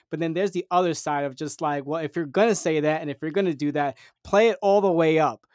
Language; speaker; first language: English; native; English